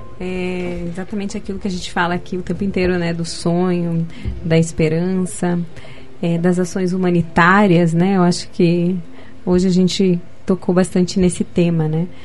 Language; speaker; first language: Portuguese; native; Portuguese